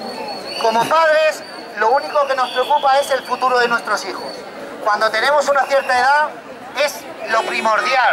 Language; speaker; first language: Spanish; native; Spanish